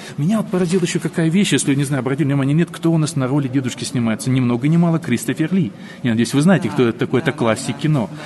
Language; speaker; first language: Russian; native; Russian